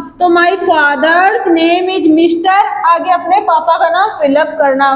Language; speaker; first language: Hindi; native; Hindi